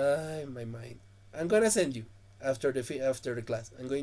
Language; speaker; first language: English; non-native, fluent; Spanish